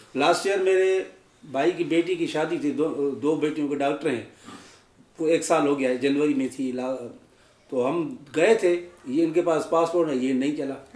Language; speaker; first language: Urdu; non-native, local second language; Sindhi